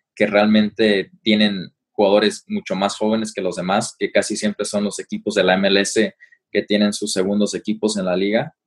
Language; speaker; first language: Spanish; early bilingual, heritage; Spanish